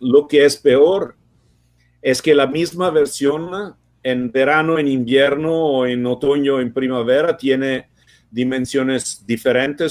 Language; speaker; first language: Spanish; non-native, fluent; Italian